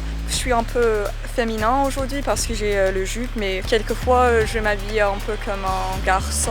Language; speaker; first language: French; non-native, learner; English